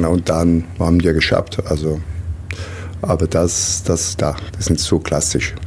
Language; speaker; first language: German; non-native, learner; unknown